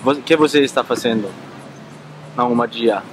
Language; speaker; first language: Portuguese; non-native, learner; Danish